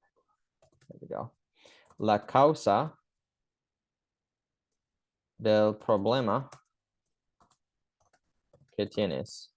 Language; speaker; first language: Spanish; early bilingual, heritage; English